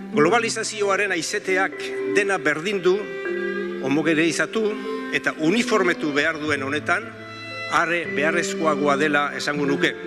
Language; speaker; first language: Basque; native; Basque